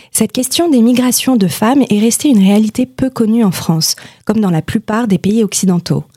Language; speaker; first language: French; native; French